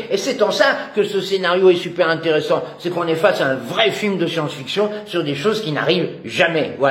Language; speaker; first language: French; native; French